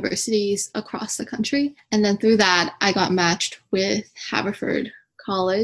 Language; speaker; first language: English; early bilingual, other home language; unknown